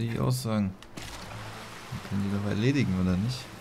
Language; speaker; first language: German; native; German